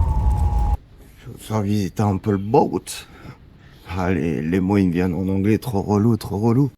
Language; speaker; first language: French; native; French